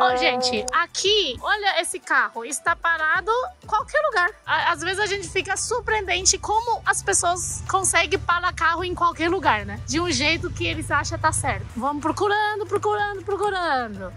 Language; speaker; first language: Portuguese; non-native, fluent; Chinese